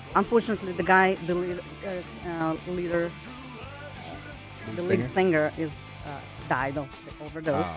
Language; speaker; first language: English; non-native, fluent; Russian